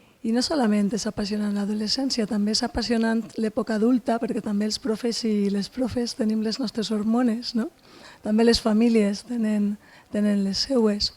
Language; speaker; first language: Catalan; native; Catalan